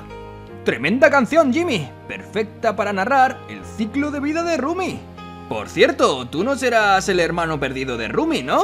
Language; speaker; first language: Spanish; native; Spanish